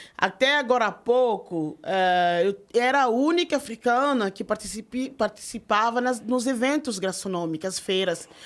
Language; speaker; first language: Portuguese; non-native, fluent; French